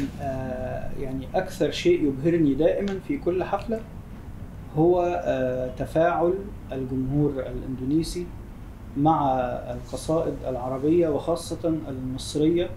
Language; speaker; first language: Arabic; native; Arabic